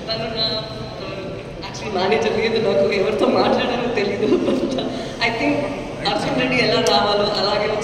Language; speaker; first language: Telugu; non-native, local second language; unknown